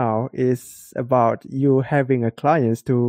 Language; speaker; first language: English; non-native, local second language; Malay